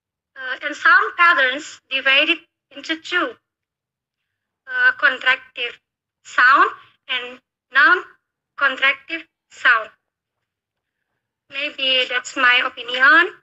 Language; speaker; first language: English; non-native, learner; Indonesian